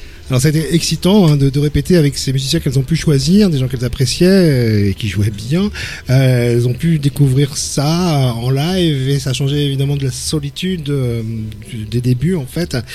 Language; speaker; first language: French; native; French